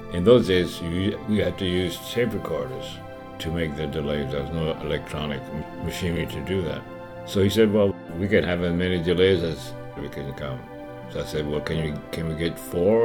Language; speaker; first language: English; native; English